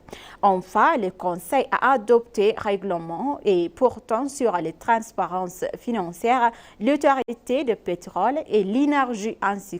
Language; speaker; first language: French; non-native, fluent; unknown